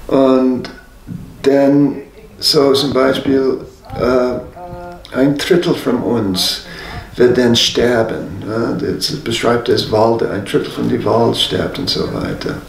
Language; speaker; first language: German; non-native, fluent; English